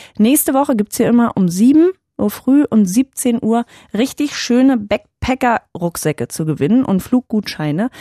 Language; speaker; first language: German; native; German